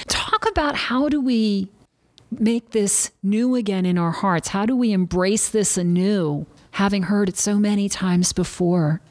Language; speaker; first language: English; native; English